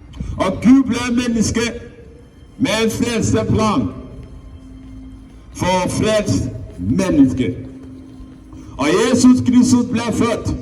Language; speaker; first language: Norwegian; non-native, fluent; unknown